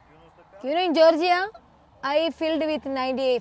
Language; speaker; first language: English; non-native, learner; Malayalam